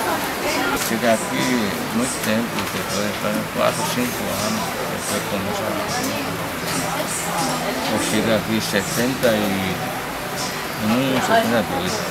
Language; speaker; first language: Portuguese; non-native, learner; Chinese